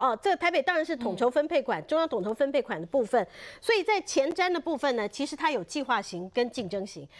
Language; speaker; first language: Chinese; native; Chinese